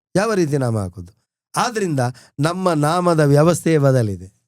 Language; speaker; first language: Kannada; non-native, local second language; Tulu